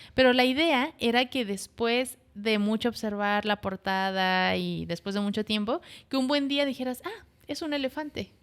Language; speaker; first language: Spanish; native; Spanish